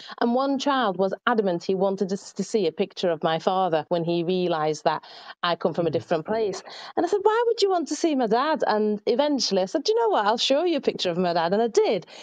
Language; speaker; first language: English; early bilingual, other home language; Arabic